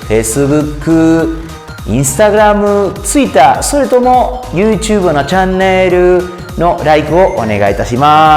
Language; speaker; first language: Japanese; non-native, fluent; Spanish